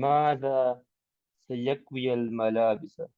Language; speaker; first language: Arabic; non-native, learner; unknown